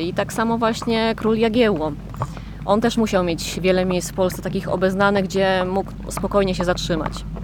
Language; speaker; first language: Polish; native; Polish